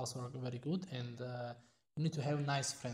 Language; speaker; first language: English; non-native, fluent; Tajik